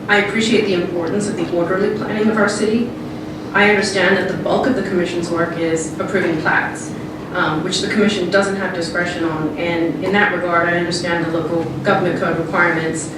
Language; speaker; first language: English; native; English